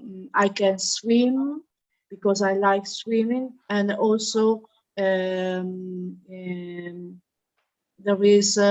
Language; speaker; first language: English; non-native, learner; Italian